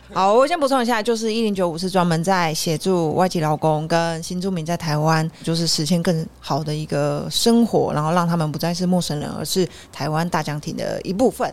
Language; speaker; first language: Chinese; native; Chinese